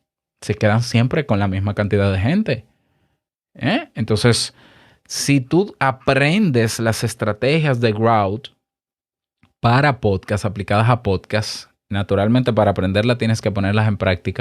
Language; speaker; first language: Spanish; native; Spanish